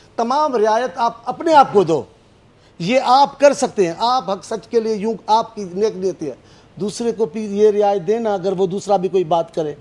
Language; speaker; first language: Urdu; non-native, local second language; Sindhi